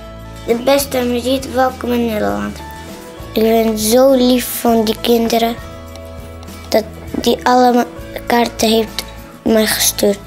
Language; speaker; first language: Dutch; non-native, learner; Arabic